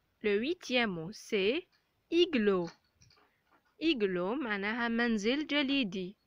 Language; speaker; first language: French; non-native, local second language; Arabic